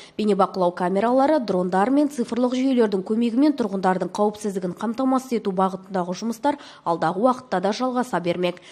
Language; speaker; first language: Kazakh; native; Kazakh